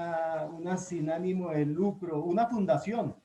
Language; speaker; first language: Spanish; native; Spanish